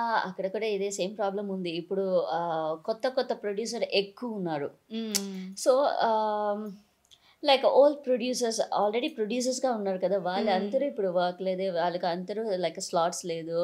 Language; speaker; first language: Telugu; non-native, learner; Malayalam